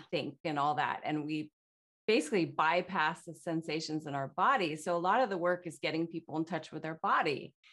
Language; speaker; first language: English; native; English